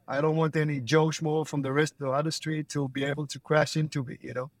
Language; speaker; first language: English; non-native, fluent; Hebrew